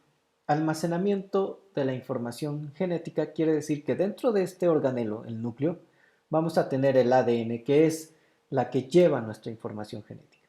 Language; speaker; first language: Spanish; native; Spanish